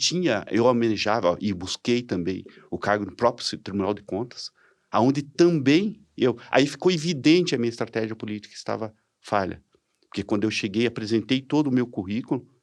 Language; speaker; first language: Portuguese; native; Portuguese